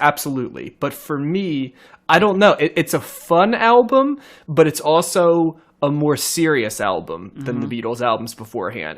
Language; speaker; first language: English; native; English